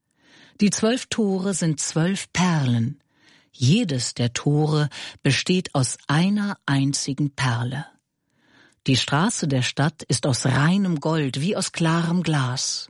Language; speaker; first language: German; native; German